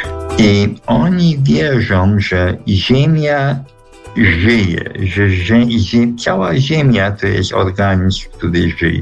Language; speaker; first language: Polish; early bilingual, heritage; Polish